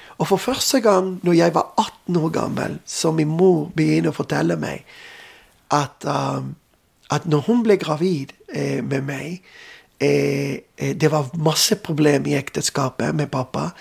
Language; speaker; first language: Norwegian; non-native, fluent; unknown